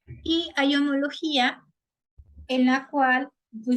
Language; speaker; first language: Spanish; native; Spanish